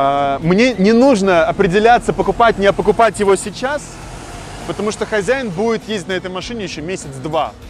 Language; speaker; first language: Russian; native; Russian